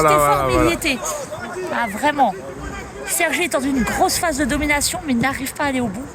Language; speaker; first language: French; native; French